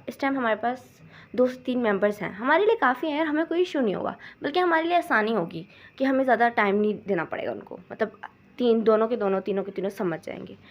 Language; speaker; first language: Urdu; non-native, local second language; Punjabi